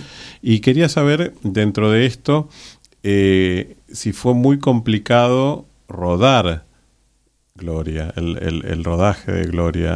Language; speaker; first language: Spanish; native; Spanish